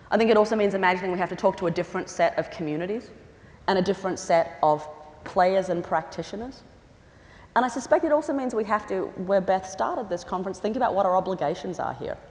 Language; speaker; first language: English; native; English